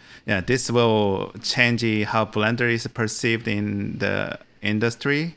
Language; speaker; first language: English; non-native, fluent; Korean